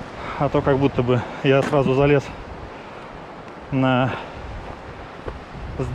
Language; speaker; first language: Russian; native; Russian